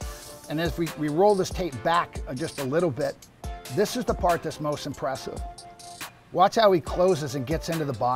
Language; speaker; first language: English; native; English